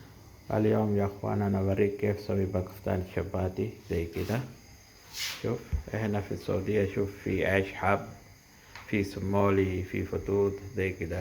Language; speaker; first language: Arabic; non-native, learner; Urdu